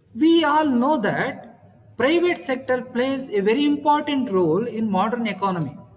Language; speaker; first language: English; non-native, local second language; Kannada